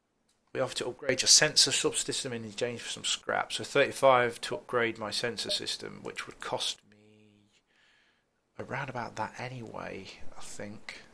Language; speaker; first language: English; native; English